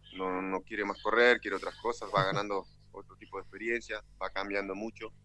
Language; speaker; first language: Spanish; native; Spanish